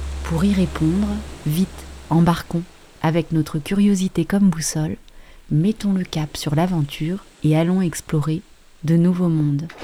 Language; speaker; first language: French; native; French